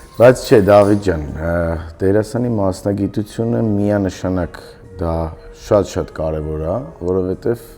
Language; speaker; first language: Armenian; native; Armenian